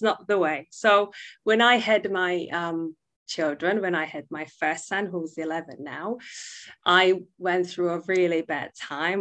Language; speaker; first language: English; non-native, fluent; Czech